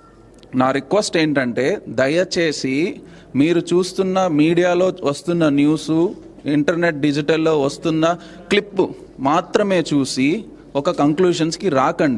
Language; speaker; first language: Telugu; native; Telugu